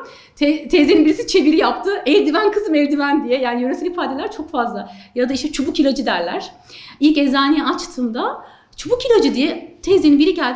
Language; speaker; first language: Turkish; native; Turkish